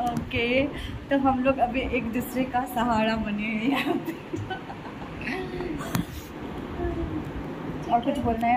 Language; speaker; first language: Hindi; non-native, local second language; Nepali